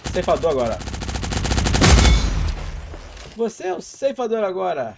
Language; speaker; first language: Portuguese; native; Portuguese